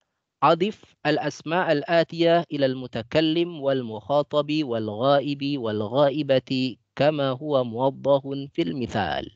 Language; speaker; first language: Arabic; non-native, fluent; Indonesian